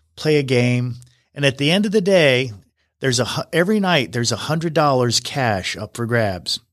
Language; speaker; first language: English; native; English